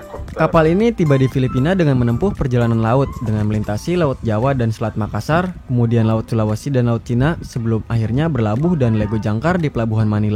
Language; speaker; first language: Indonesian; native; Indonesian